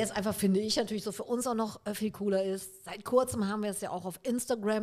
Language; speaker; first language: German; native; German